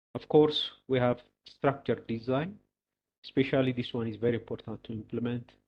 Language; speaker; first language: English; non-native, local second language; Amharic